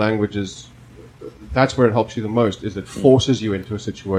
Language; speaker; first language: English; non-native, local second language; Afrikaans